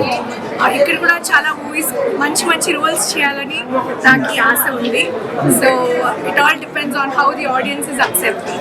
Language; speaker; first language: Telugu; early bilingual, heritage; Telugu